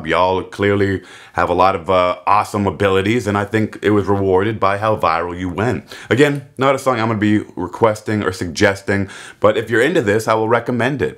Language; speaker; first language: English; native; English